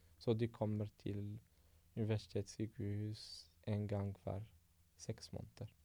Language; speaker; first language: Norwegian; non-native, fluent; Arabic